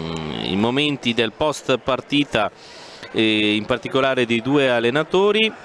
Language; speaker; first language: Italian; native; Italian